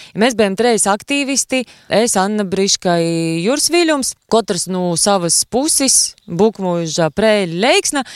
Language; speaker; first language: Latvian; native; Latvian